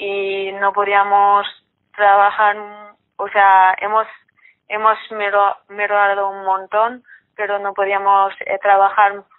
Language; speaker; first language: Spanish; non-native, fluent; French